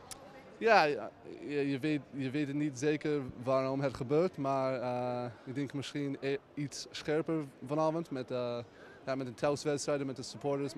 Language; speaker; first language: Dutch; non-native, learner; English